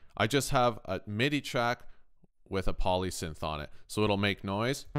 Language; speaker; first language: English; native; English